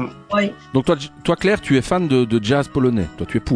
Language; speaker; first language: French; native; French